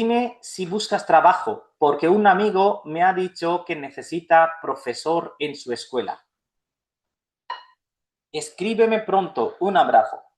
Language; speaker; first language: Spanish; non-native, fluent; Urdu